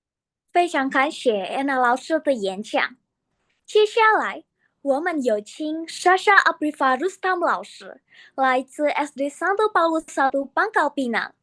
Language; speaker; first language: Chinese; non-native, learner; Indonesian